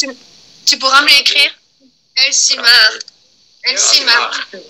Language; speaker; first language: French; early bilingual, other home language; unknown